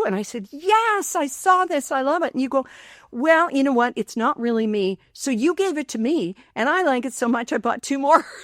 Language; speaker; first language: English; native; English